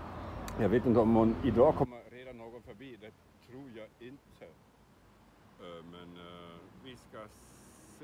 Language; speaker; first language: Swedish; non-native, fluent; German